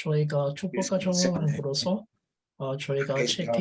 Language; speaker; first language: Korean; non-native, learner; French